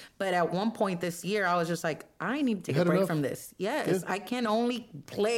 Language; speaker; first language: English; non-native, fluent; Spanish